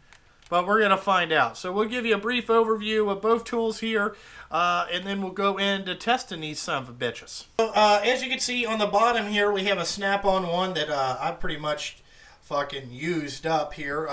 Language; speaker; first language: English; native; English